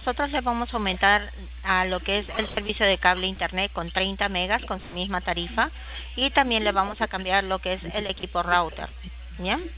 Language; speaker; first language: Spanish; native; Spanish